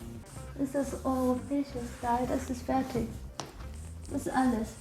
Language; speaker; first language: German; non-native, learner; Korean